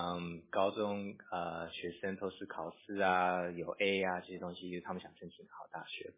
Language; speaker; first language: Chinese; early bilingual, heritage; English